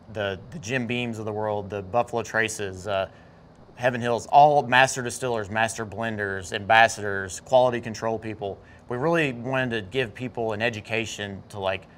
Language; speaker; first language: English; native; English